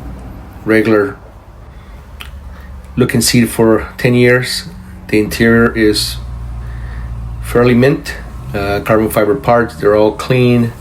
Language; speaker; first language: English; native; English